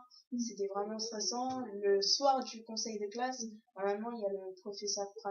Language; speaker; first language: French; early bilingual, other home language; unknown